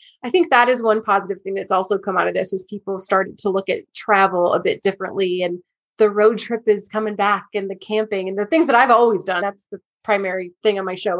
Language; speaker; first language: English; native; English